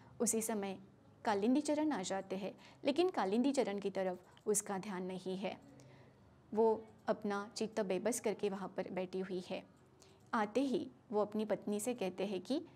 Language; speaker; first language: Hindi; non-native, local second language; Marathi